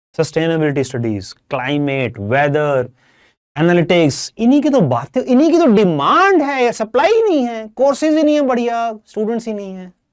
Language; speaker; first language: Hindi; non-native, local second language; Punjabi